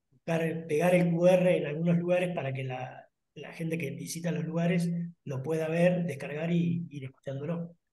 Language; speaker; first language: Spanish; native; Spanish